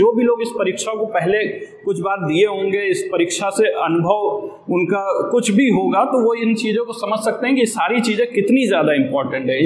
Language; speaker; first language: Hindi; native; Hindi